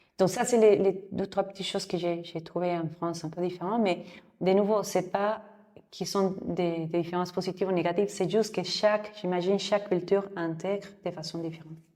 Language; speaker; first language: French; non-native, fluent; Spanish